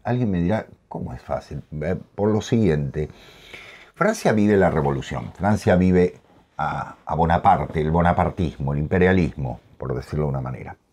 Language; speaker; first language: Spanish; native; Spanish